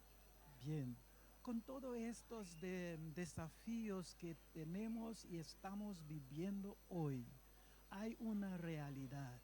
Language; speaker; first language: Spanish; non-native, fluent; Papiamento